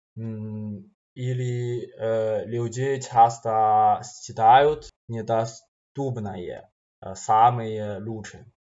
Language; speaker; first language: Russian; non-native, learner; Chinese